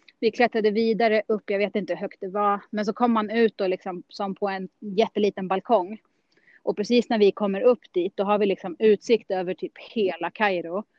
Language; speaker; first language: Swedish; native; Swedish